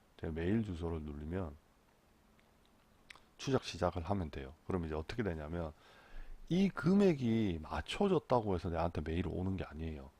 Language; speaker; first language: Korean; native; Korean